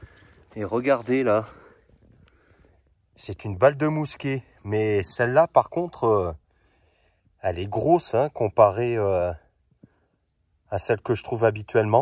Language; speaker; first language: French; native; French